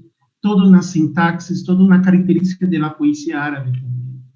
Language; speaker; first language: Spanish; non-native, fluent; Portuguese